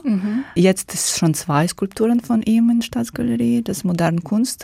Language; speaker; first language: German; non-native, learner; Ukrainian